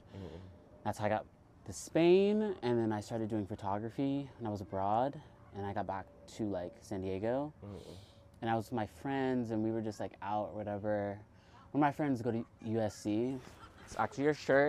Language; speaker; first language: English; native; English